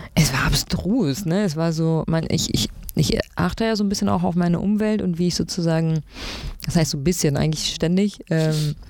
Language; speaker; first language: German; early bilingual, other home language; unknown